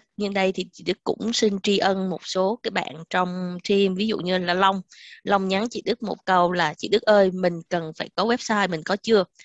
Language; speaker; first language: Vietnamese; native; Vietnamese